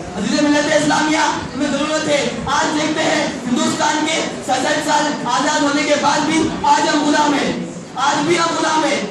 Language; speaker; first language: Urdu; native; Urdu